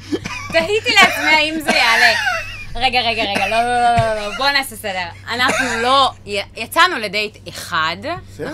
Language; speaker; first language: Hebrew; native; Hebrew